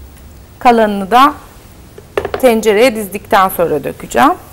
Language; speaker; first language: Turkish; native; Turkish